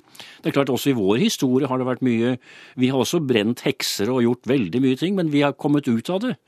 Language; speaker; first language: Norwegian; native; Norwegian